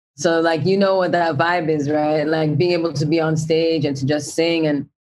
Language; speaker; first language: English; native; English